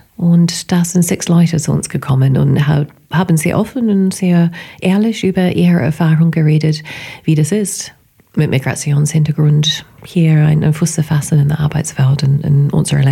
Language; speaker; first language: German; non-native, fluent; English